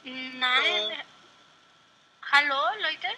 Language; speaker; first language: German; non-native, learner; Spanish